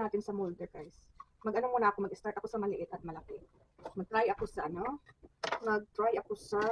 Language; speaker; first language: Filipino; non-native, local second language; Cebuano